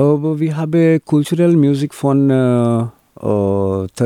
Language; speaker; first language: German; non-native, learner; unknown